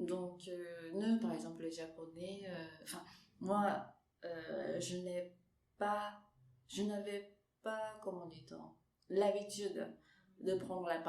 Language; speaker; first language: French; non-native, fluent; Japanese